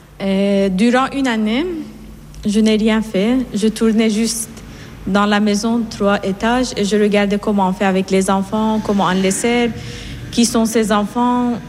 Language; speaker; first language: French; non-native, fluent; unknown